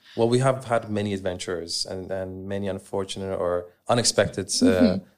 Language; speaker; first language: English; native; English